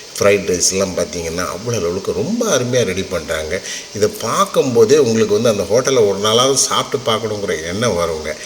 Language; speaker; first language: Tamil; native; Tamil